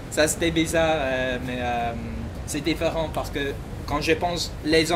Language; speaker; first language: French; non-native, fluent; English